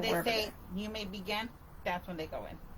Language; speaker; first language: English; native; English